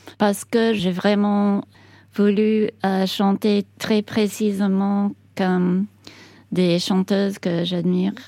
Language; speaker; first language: French; non-native, learner; English